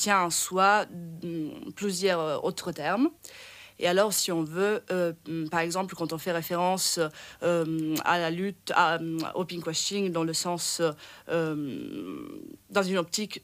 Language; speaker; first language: French; non-native, fluent; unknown